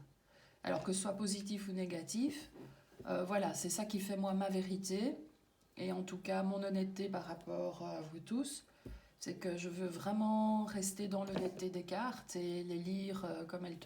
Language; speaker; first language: French; native; French